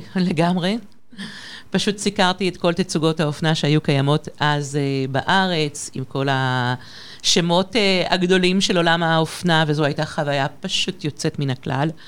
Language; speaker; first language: Hebrew; non-native, fluent; French